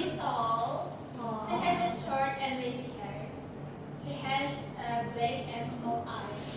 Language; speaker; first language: English; non-native, learner; Indonesian